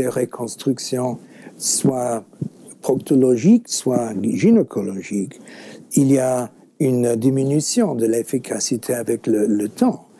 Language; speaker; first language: French; non-native, fluent; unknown